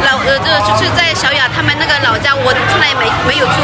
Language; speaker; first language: Chinese; non-native, fluent; Lao